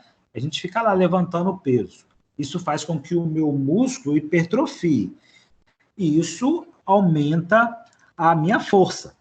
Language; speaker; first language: Portuguese; native; Portuguese